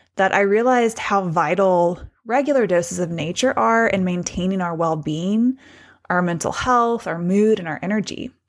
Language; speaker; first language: English; native; English